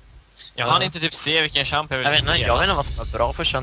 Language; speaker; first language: Swedish; native; Swedish